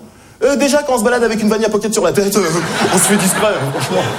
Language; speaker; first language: French; native; French